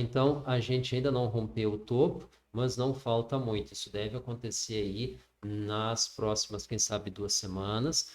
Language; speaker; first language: Portuguese; native; Portuguese